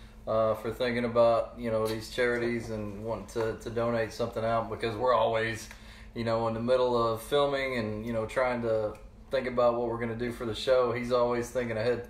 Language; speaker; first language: English; native; English